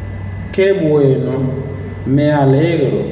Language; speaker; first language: Spanish; non-native, learner; Haitian Creole